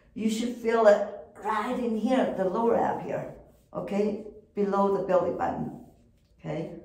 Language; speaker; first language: English; non-native, fluent; Korean